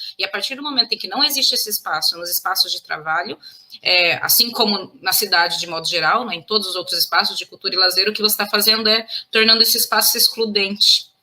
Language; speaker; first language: Portuguese; native; Portuguese